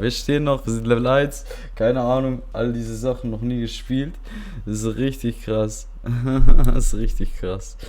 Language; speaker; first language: German; non-native, local second language; Swiss German